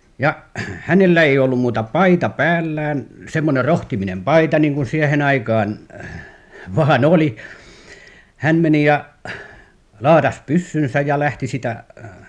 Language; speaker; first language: Finnish; native; Finnish